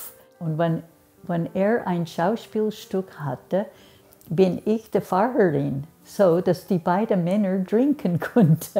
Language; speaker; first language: German; non-native, fluent; English